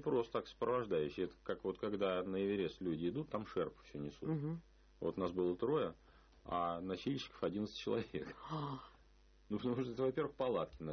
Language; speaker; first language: Russian; native; Russian